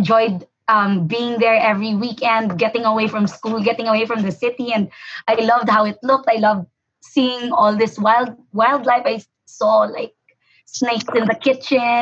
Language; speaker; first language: English; non-native, local second language; Hiligaynon